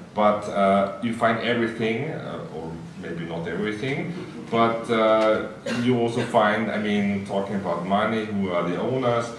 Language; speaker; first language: English; non-native, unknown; German